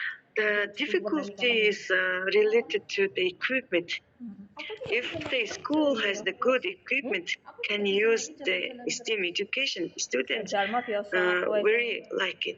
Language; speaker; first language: English; non-native, learner; Mongolian